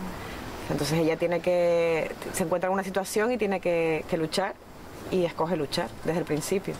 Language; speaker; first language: Spanish; native; Spanish